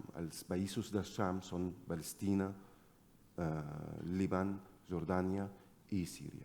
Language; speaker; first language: Catalan; non-native, fluent; Arabic